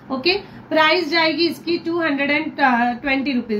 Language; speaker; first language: Hindi; non-native, local second language; Marathi